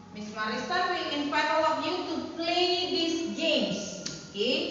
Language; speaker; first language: English; non-native, fluent; Indonesian